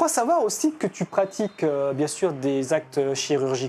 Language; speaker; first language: French; native; French